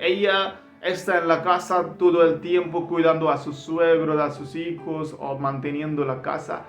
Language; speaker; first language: Spanish; non-native, learner; Hindi